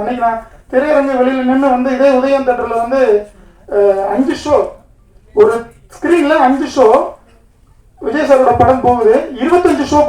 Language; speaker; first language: Tamil; native; Tamil